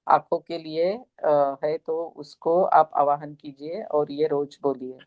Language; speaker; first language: Hindi; non-native, local second language; Marathi